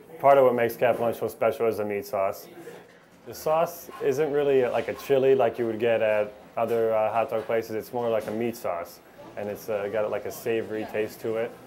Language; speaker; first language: English; native; English